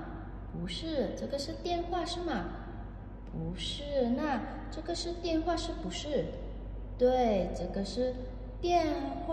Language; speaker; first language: Chinese; non-native, fluent; Indonesian